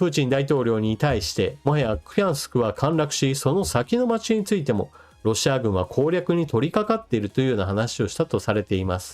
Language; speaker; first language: Japanese; native; Japanese